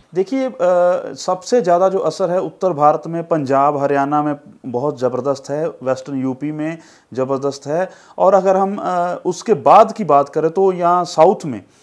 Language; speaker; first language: Hindi; non-native, local second language; Punjabi